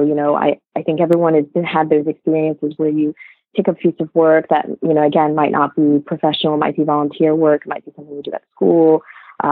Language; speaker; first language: English; native; English